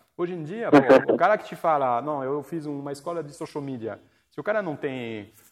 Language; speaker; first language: Portuguese; non-native, fluent; French